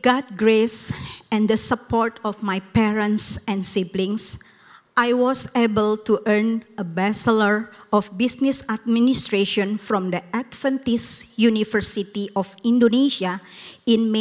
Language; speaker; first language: English; non-native, learner; Indonesian